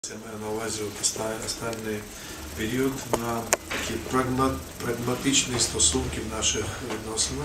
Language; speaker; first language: Ukrainian; non-native, fluent; Georgian